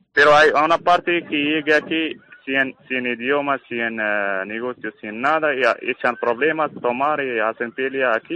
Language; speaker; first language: Spanish; non-native, learner; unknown